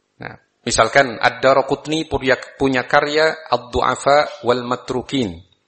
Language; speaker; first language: Malay; non-native, local second language; Javanese